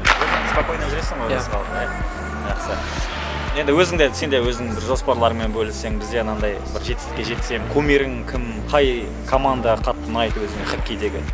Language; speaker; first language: Kazakh; native; Kazakh